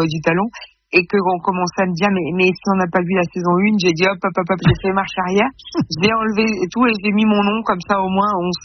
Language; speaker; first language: French; native; French